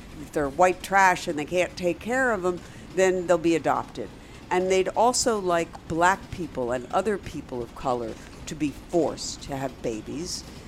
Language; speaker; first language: English; native; English